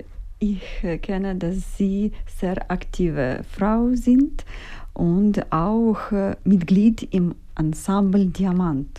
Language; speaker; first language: German; non-native, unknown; Ukrainian